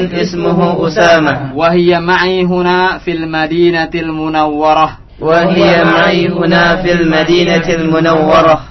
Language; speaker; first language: Arabic; non-native, fluent; Indonesian